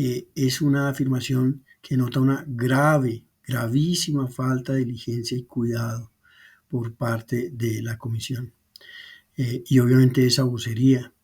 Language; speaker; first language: Spanish; native; Spanish